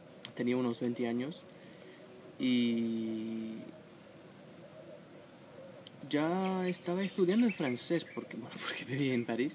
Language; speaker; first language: Spanish; non-native, fluent; English